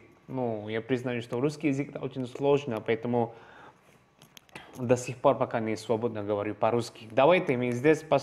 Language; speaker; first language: Russian; non-native, learner; Javanese